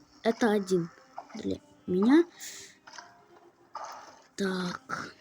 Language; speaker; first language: Russian; native; Russian